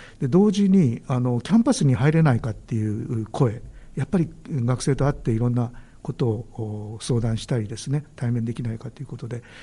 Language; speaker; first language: Japanese; native; Japanese